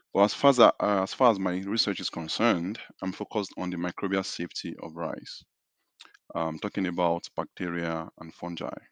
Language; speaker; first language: English; non-native, local second language; Yoruba